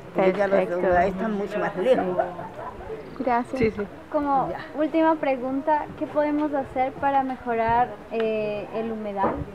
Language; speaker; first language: Spanish; native; Spanish